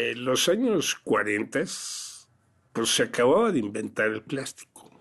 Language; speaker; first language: Spanish; early bilingual, other home language; French